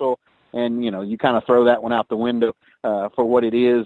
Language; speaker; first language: English; native; English